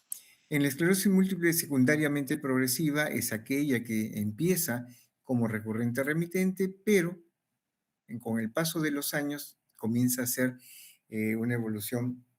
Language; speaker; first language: Spanish; native; Spanish